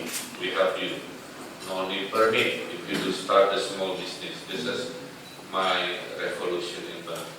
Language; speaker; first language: English; non-native, fluent; Indonesian